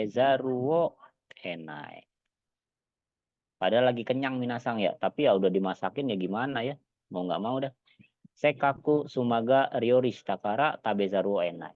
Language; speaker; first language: Indonesian; native; Indonesian